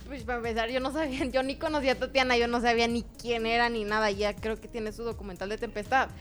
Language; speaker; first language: Spanish; native; Spanish